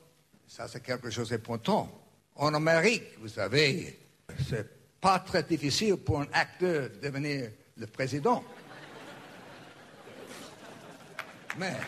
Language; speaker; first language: French; non-native, fluent; English